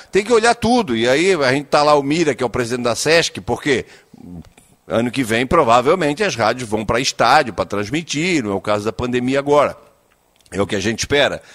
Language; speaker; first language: Portuguese; native; Portuguese